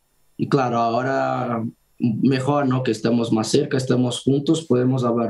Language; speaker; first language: Spanish; non-native, fluent; Portuguese